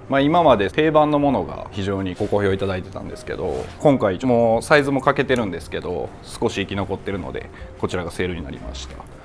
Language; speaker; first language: Japanese; native; Japanese